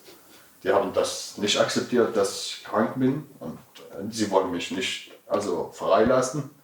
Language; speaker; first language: German; non-native, learner; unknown